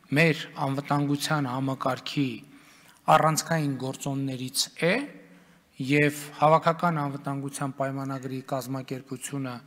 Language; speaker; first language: Armenian; native; Armenian